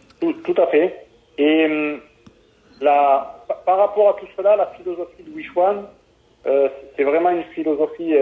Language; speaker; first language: French; native; French